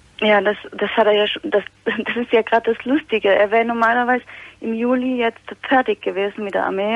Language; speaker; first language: German; early bilingual, other home language; Italian